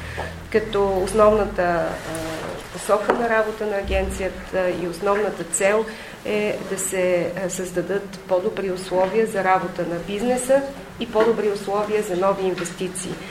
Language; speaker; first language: Bulgarian; native; Bulgarian